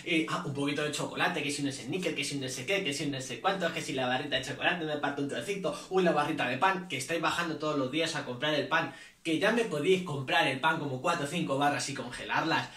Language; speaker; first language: Spanish; native; Spanish